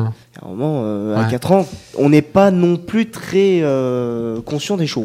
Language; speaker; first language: French; native; French